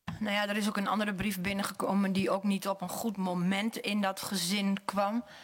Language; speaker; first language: Dutch; native; Dutch